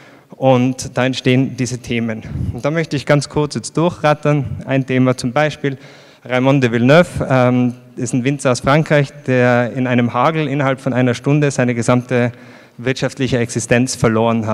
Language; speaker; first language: German; native; German